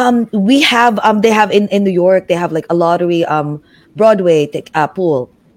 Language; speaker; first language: English; non-native, local second language; Filipino